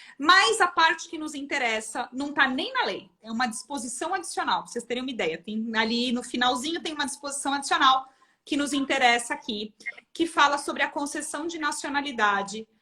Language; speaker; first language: Portuguese; native; Portuguese